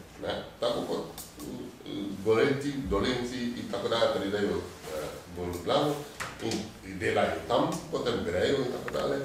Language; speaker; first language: Slovenian; non-native, fluent; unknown